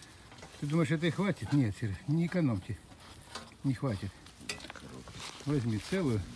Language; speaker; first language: Russian; native; Russian